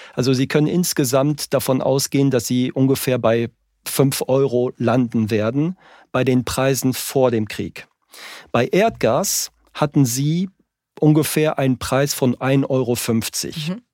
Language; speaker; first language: German; non-native, fluent; French